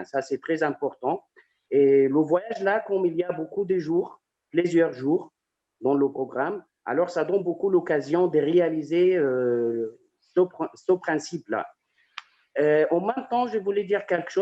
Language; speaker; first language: French; non-native, fluent; Arabic